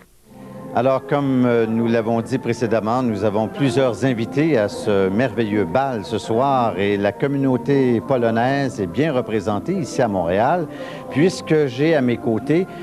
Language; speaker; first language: French; native; French